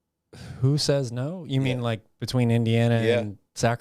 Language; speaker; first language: English; native; English